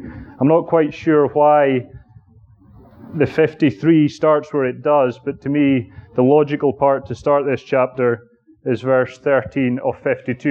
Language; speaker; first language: English; native; English